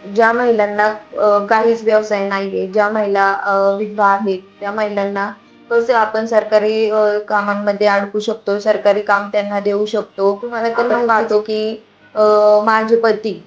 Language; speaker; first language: Marathi; native; Marathi